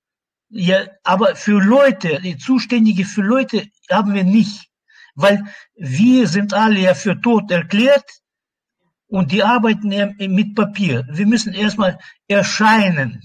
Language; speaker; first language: German; non-native, learner; Russian